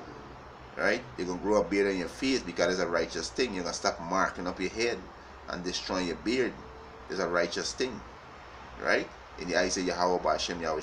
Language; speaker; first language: English; native; English